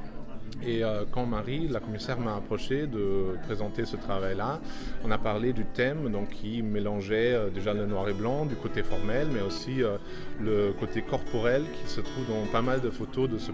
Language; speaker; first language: French; non-native, fluent; German